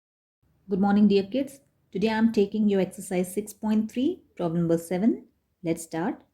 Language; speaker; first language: English; non-native, local second language; Hindi